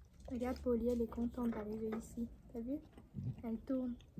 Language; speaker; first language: French; early bilingual, heritage; French